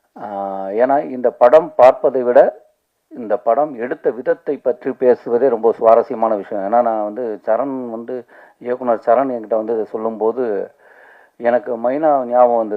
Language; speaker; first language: Tamil; native; Tamil